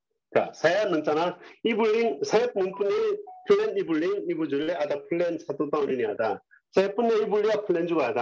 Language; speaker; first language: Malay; non-native, learner; Korean